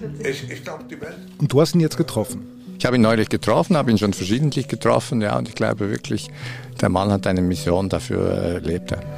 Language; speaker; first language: German; native; German